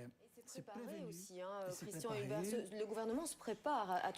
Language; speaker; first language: French; native; French